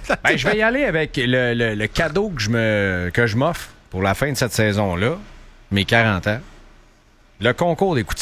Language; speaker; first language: French; native; French